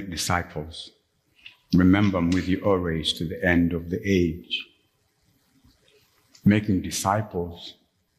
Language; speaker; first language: English; non-native, local second language; Ganda